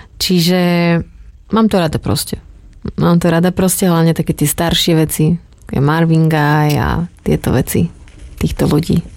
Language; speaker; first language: Slovak; native; Slovak